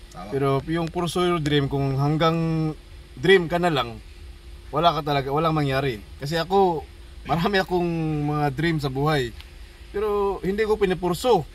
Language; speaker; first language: Filipino; non-native, local second language; Cebuano